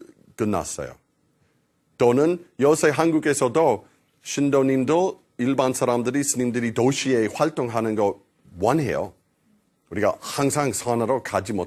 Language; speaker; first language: Korean; non-native, fluent; English